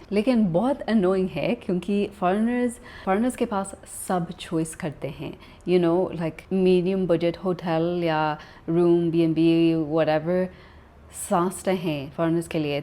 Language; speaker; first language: Hindi; non-native, learner; English